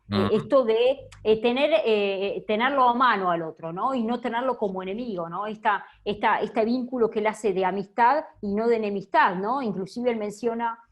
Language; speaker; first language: Spanish; native; Spanish